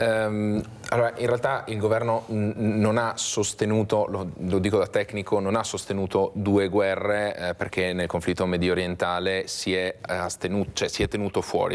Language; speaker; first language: Italian; native; Italian